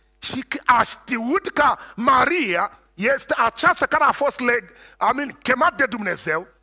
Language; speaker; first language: Romanian; non-native, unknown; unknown